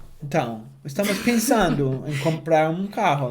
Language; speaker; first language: Portuguese; non-native, fluent; English